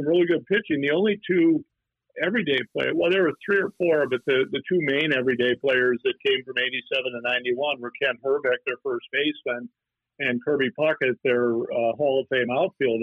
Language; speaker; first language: English; native; English